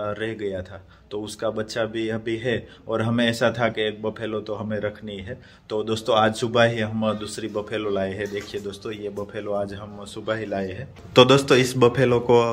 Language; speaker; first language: Hindi; non-native, local second language; Gujarati